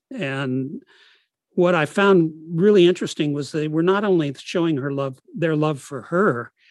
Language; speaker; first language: English; early bilingual, other home language; Italian